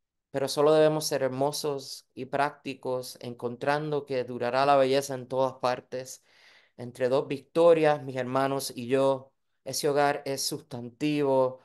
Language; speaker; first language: Spanish; early bilingual, heritage; Spanish